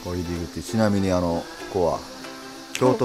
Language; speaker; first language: Japanese; native; Japanese